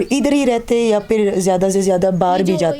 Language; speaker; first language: Hindi; early bilingual, heritage; Dutch